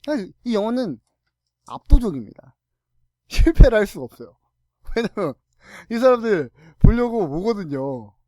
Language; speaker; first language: Korean; native; Korean